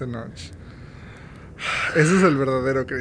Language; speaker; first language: Spanish; native; Spanish